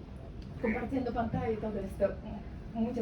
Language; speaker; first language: Spanish; non-native, learner; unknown